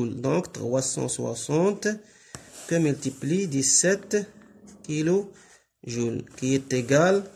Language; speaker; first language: French; non-native, local second language; Arabic